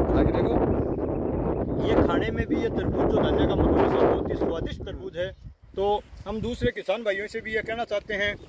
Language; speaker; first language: Hindi; native; Hindi